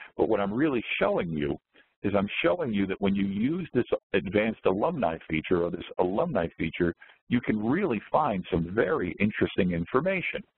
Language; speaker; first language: English; native; English